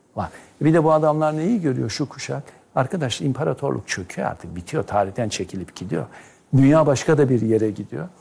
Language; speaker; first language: Turkish; native; Turkish